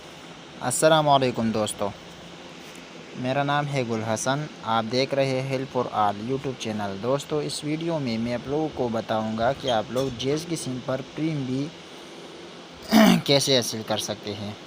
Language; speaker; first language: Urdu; non-native, local second language; Pashto